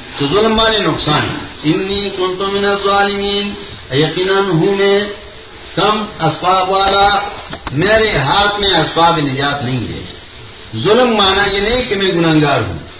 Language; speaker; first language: Urdu; non-native, local second language; Pashto